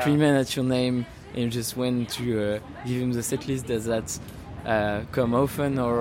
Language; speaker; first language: English; non-native, learner; French